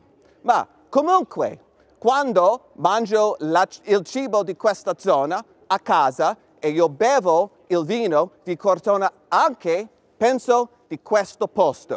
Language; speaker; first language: Italian; non-native, learner; English